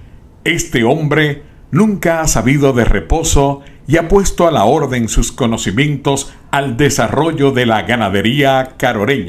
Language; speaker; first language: Spanish; native; Spanish